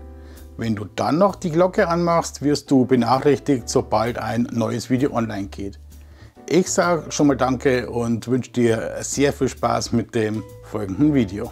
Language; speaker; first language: German; native; German